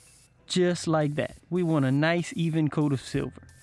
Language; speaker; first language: English; native; English